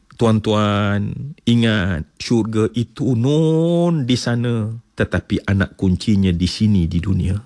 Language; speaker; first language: Malay; native; Malay